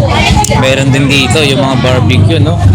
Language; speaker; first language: Filipino; native; Filipino